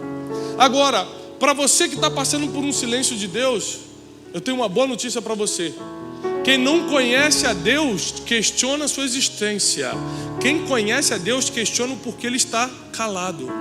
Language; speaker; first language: Portuguese; native; Portuguese